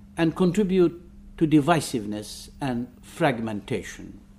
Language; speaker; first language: English; non-native, fluent; Arabic